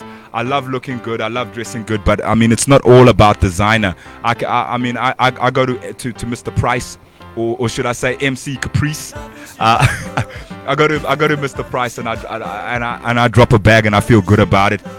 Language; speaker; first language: English; non-native, local second language; Bemba